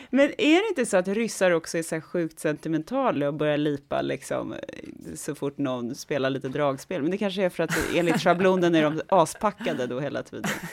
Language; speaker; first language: Swedish; native; Swedish